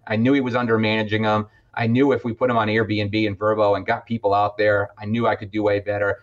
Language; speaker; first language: English; native; English